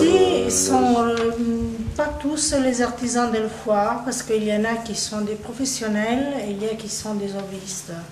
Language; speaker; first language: French; non-native, local second language; Italian